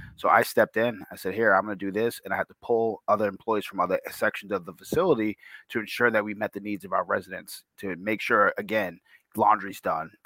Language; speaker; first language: English; native; English